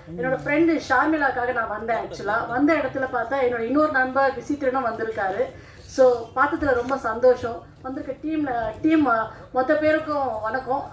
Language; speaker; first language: Tamil; non-native, local second language; Telugu